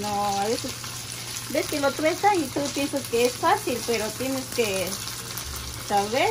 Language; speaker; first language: Spanish; native; Spanish